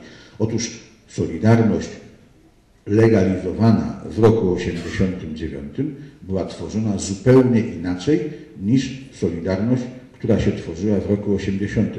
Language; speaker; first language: Polish; native; Polish